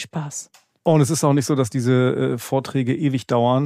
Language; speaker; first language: German; native; German